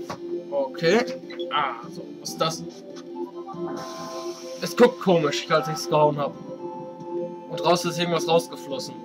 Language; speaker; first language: German; native; German